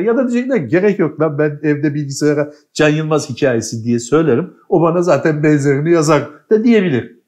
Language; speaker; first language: Turkish; native; Turkish